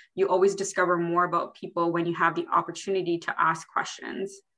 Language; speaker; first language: English; early bilingual, other home language; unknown